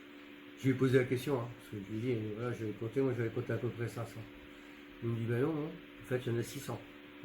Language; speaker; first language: French; native; French